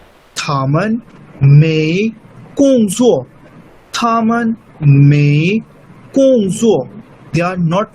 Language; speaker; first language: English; non-native, local second language; Urdu